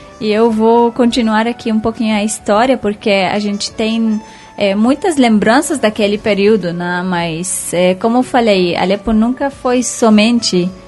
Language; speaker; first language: Portuguese; non-native, fluent; Arabic